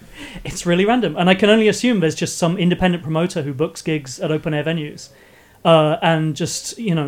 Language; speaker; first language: English; native; English